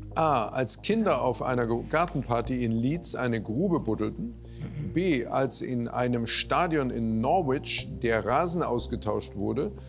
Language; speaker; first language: German; native; German